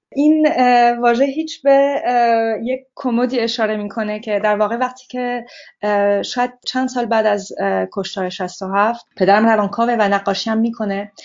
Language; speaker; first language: Persian; early bilingual, heritage; Persian